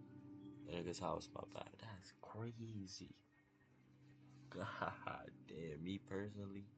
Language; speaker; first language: English; native; English